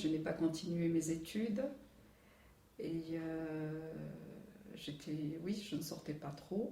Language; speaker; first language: French; non-native, local second language; Arabic